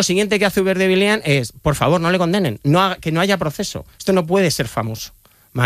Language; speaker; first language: Spanish; native; Spanish